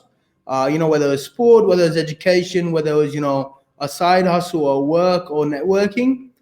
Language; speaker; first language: English; early bilingual, other home language; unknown